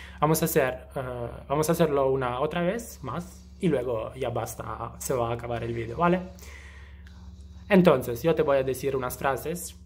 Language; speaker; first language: Spanish; non-native, fluent; Italian